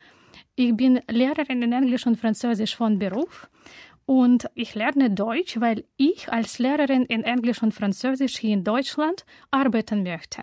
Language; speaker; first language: German; non-native, learner; Russian